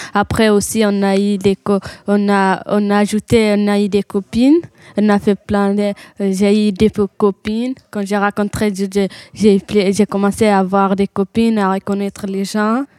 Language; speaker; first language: French; non-native, learner; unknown